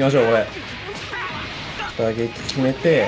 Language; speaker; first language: Japanese; native; Japanese